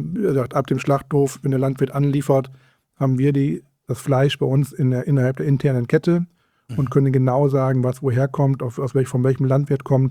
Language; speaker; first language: German; native; German